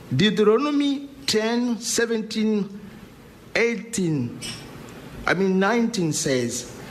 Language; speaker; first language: English; non-native, learner; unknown